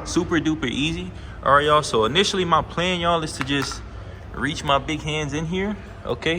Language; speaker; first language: English; native; English